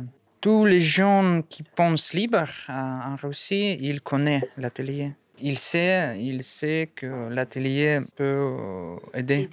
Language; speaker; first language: French; non-native, learner; Russian